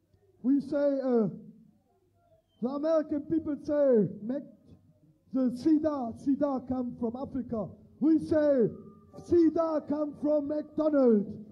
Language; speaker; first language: English; non-native, learner; German